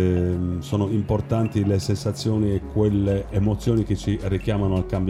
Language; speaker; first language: Italian; native; Italian